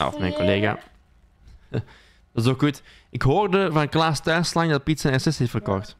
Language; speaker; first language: Dutch; native; Dutch